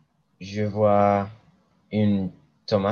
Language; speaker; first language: French; non-native, learner; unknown